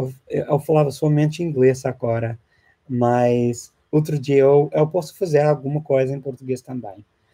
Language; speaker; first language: Portuguese; non-native, fluent; English